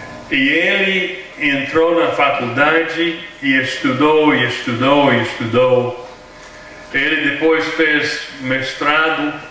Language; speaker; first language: Portuguese; non-native, fluent; English